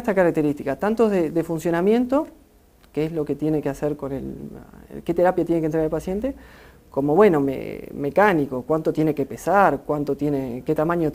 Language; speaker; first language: Spanish; native; Spanish